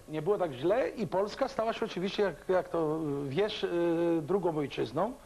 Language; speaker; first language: Polish; early bilingual, other home language; Greek